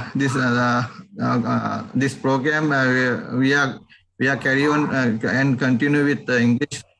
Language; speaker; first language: English; non-native, local second language; Sinhala